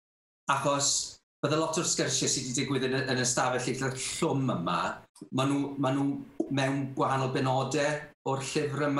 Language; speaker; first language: Welsh; native; Welsh